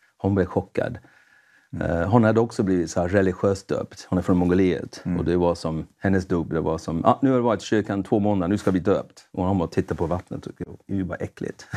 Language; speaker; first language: Swedish; non-native, fluent; English